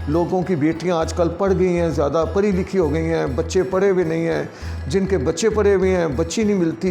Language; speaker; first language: Hindi; non-native, local second language; Punjabi